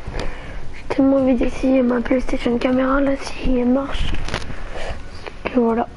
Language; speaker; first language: French; native; French